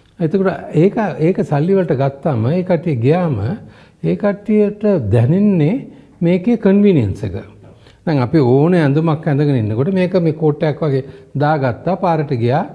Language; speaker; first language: Sinhala; non-native, local second language; Tamil